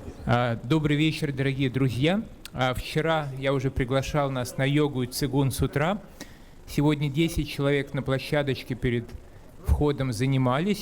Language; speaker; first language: Russian; native; Russian